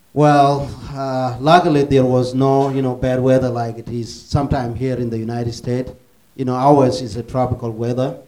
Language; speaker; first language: English; early bilingual, other home language; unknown